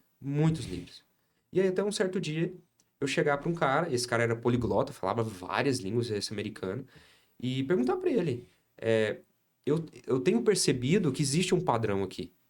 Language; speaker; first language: Portuguese; native; Portuguese